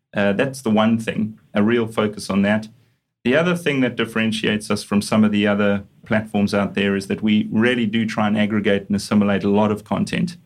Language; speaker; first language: English; native; English